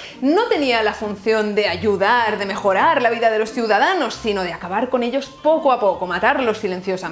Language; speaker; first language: Spanish; native; Spanish